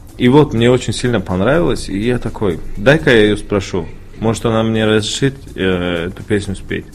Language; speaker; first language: Russian; non-native, local second language; Tajik